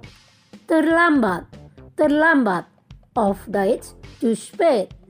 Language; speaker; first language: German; non-native, fluent; Indonesian